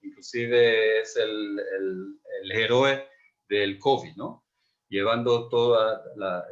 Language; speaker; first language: Spanish; non-native, fluent; Hebrew